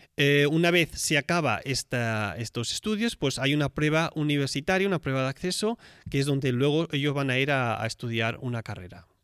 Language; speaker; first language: Spanish; native; Spanish